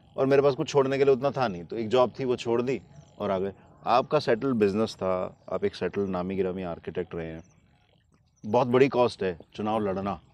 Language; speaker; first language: Hindi; native; Hindi